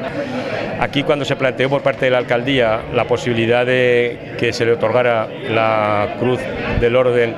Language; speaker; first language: Spanish; native; Spanish